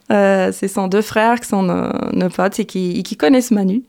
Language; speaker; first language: French; non-native, fluent; Portuguese